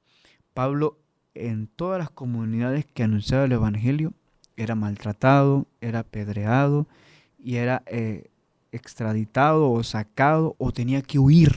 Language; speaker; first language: Spanish; native; Spanish